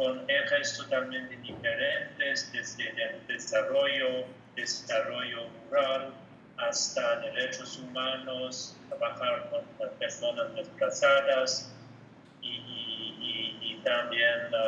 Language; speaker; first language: Spanish; non-native, fluent; French